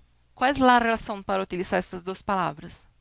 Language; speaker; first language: Spanish; non-native, fluent; Portuguese